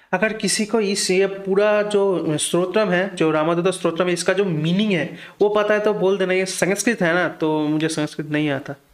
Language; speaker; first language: Hindi; non-native, local second language; Bangla